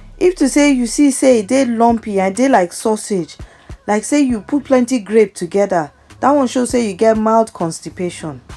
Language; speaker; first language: Nigerian Pidgin; non-native, local second language; Yoruba